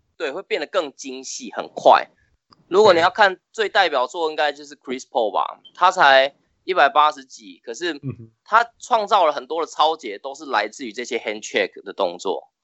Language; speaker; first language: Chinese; native; Chinese